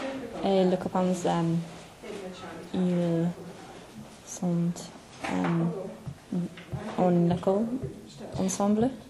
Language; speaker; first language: French; non-native, learner; English